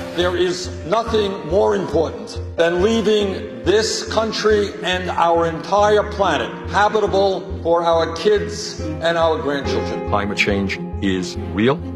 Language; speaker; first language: English; native; English